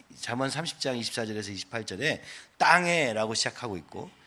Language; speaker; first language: Korean; native; Korean